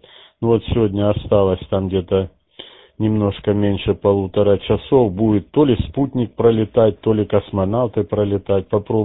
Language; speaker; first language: Russian; native; Russian